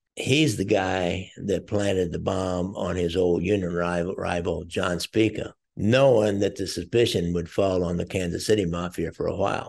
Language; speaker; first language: English; native; English